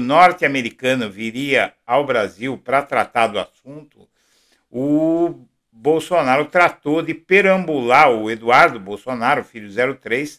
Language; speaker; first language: Portuguese; native; Portuguese